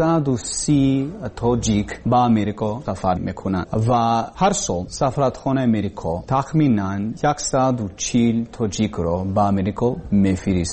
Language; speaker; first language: Persian; non-native, learner; English